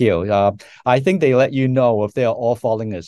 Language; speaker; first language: English; non-native, local second language; Cantonese